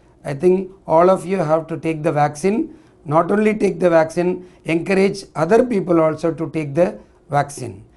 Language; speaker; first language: English; non-native, local second language; Tamil